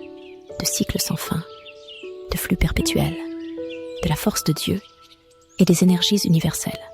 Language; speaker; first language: French; native; French